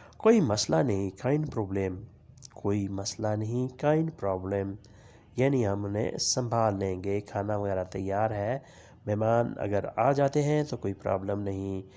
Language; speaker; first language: Urdu; non-native, local second language; Punjabi